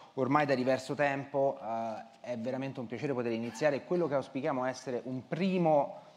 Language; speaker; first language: Italian; native; Italian